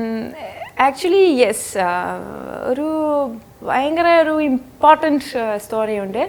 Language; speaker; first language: Malayalam; non-native, fluent; French